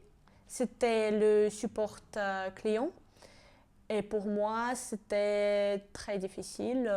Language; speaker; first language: French; non-native, fluent; Georgian